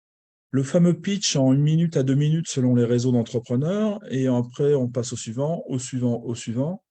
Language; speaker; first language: French; native; French